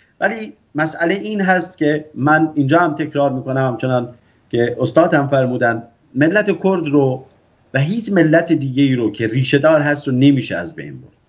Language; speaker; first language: Persian; non-native, local second language; Kurdish